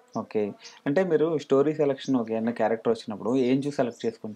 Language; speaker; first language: Telugu; native; Telugu